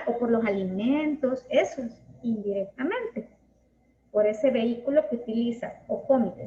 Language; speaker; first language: Spanish; native; Spanish